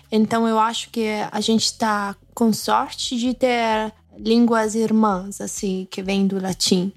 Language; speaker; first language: Portuguese; non-native, fluent; Italian